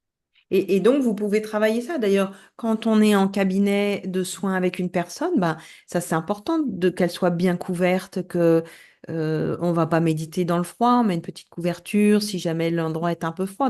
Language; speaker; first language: French; native; French